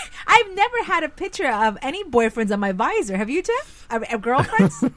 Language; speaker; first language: English; early bilingual, other home language; Spanish